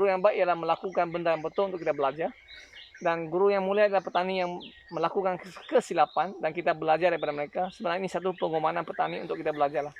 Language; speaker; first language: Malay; non-native, local second language; Chinese